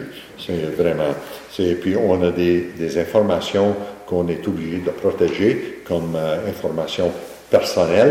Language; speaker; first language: French; native; French